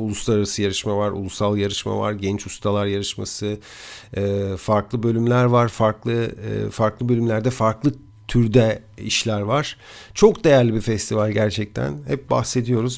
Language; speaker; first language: Turkish; native; Turkish